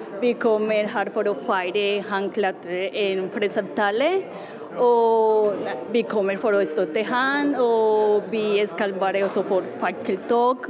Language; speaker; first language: Norwegian; non-native, learner; Spanish